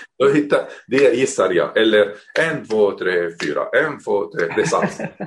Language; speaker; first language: Swedish; non-native, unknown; Arabic